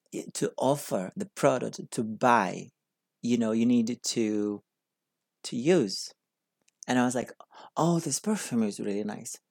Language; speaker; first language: English; non-native, learner; Portuguese